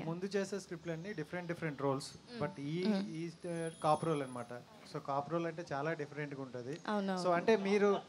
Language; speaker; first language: Telugu; native; Telugu